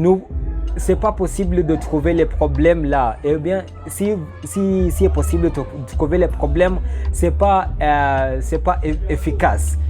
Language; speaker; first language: French; non-native, learner; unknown